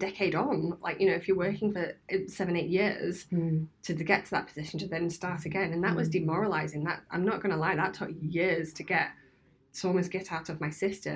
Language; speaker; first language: English; native; English